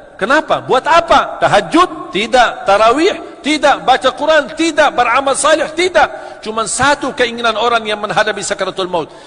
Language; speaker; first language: Malay; non-native, fluent; Arabic